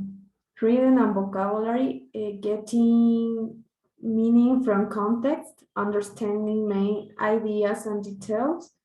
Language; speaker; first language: English; non-native, learner; Spanish